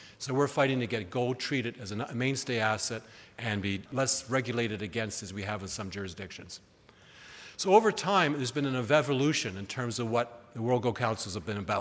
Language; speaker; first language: English; native; English